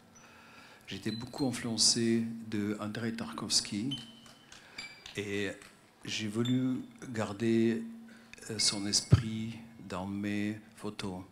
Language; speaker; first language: French; non-native, fluent; Russian